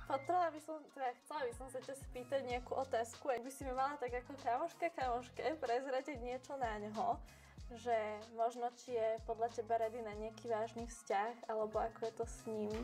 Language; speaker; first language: Slovak; non-native, fluent; Albanian